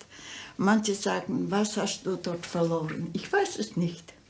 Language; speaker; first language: German; early bilingual, heritage; German